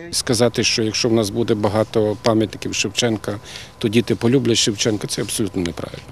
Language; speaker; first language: Ukrainian; native; Ukrainian